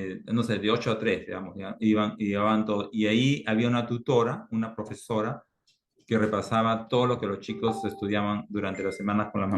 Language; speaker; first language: Spanish; native; Spanish